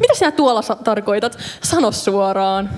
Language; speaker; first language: Finnish; native; Finnish